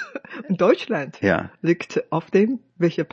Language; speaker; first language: German; non-native, fluent; Chinese